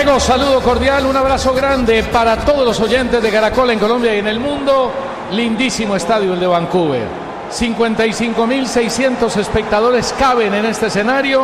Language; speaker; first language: Spanish; native; Spanish